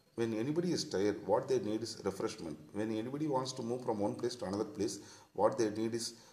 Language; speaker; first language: English; non-native, local second language; Tamil